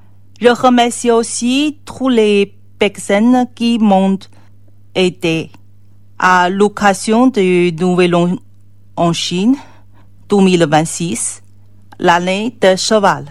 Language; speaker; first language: French; non-native, learner; Chinese